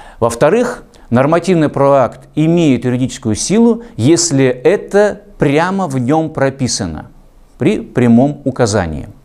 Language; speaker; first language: Russian; native; Russian